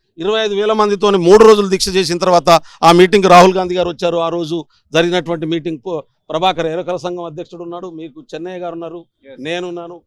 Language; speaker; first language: Telugu; non-native, local second language; Lambadi